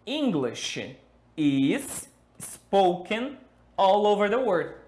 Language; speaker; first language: English; non-native, fluent; Portuguese